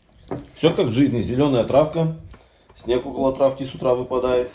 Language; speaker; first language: Russian; native; Russian